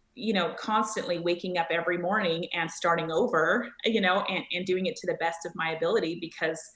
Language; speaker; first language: English; native; English